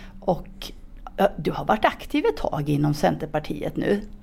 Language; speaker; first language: Swedish; native; Swedish